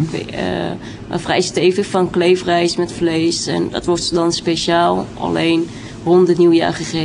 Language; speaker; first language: Dutch; early bilingual, other home language; Vietnamese